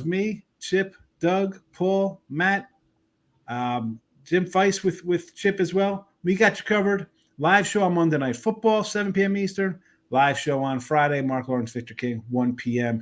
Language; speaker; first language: English; native; English